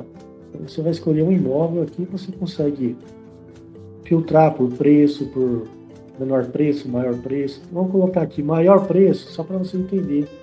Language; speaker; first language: Portuguese; native; Portuguese